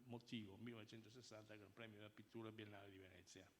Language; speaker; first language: Italian; native; Italian